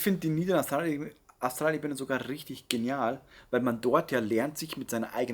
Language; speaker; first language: German; native; German